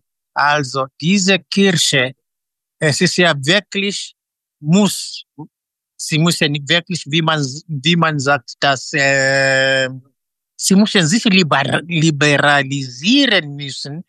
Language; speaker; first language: German; non-native, fluent; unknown